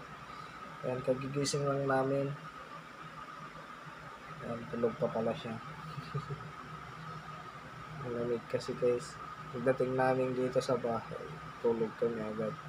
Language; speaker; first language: Filipino; non-native, local second language; Iloko